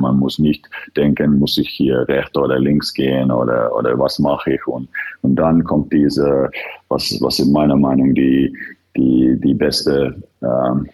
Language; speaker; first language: German; non-native, fluent; Finnish